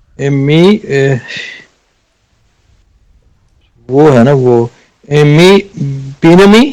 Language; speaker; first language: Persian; non-native, learner; Urdu